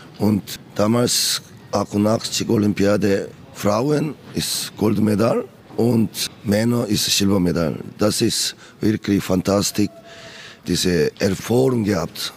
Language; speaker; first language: German; non-native, learner; Korean